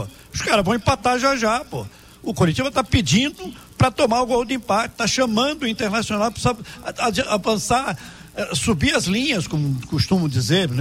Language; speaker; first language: Portuguese; native; Portuguese